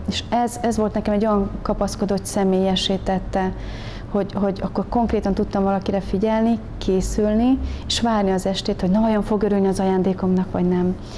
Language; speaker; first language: Hungarian; native; Hungarian